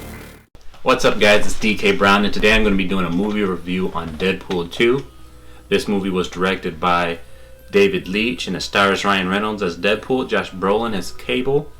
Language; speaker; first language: English; native; English